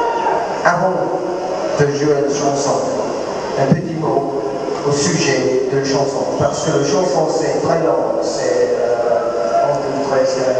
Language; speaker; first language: French; non-native, learner; English